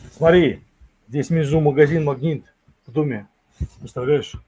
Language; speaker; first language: Russian; native; Russian